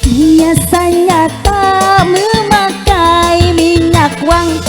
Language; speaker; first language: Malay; non-native, local second language; Sundanese